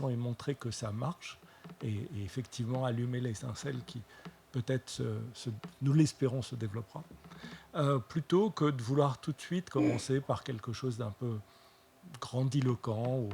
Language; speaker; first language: French; native; French